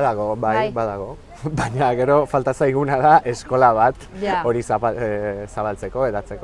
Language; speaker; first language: Basque; non-native, fluent; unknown